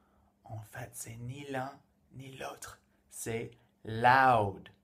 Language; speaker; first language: French; non-native, fluent; English